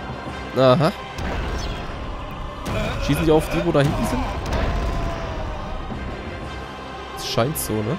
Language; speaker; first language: German; native; German